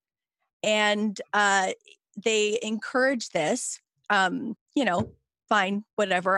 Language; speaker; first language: English; native; English